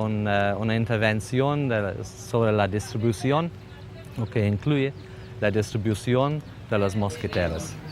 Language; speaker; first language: Spanish; non-native, fluent; English